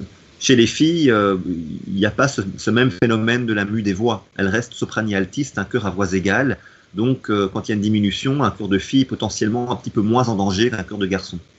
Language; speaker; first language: French; native; French